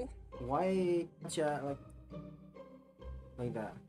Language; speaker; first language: English; non-native, fluent; Indonesian